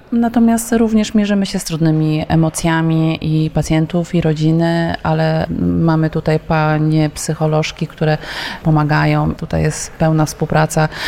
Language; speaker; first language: Polish; native; Polish